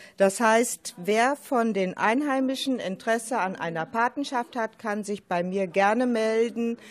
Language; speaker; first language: German; native; German